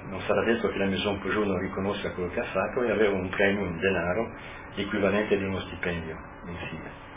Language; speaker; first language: Italian; non-native, local second language; Friulian